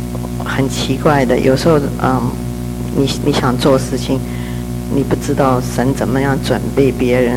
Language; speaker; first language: Chinese; early bilingual, heritage; Chinese